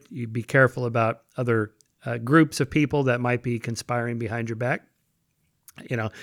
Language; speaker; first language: English; native; English